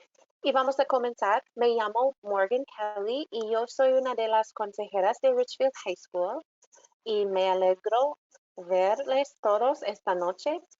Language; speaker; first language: Spanish; non-native, fluent; English